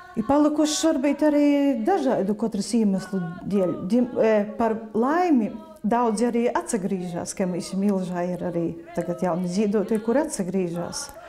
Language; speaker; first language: Latvian; native; Latvian